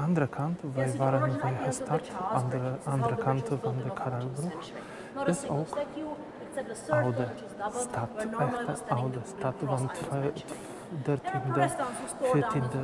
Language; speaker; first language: Dutch; non-native, learner; Polish